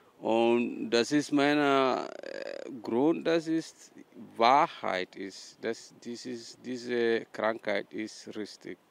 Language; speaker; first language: German; non-native, learner; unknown